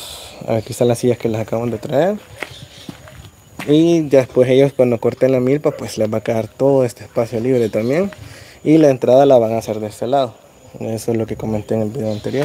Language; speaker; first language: Spanish; native; Spanish